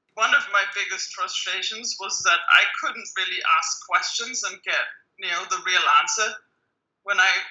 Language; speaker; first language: English; non-native, fluent; German